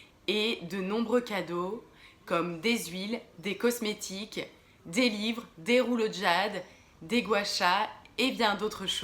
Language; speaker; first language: French; native; French